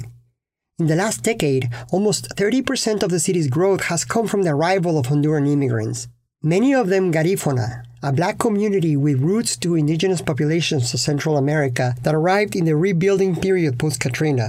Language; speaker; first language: English; non-native, fluent; Spanish